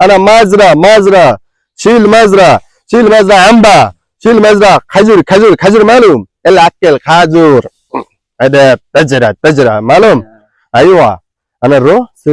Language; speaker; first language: Arabic; non-native, learner; Bangla